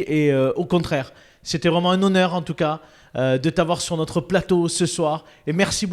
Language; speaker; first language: French; native; French